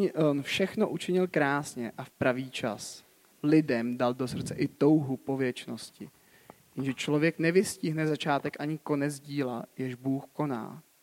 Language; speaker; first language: Czech; native; Czech